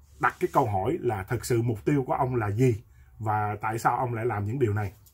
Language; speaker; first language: Vietnamese; native; Vietnamese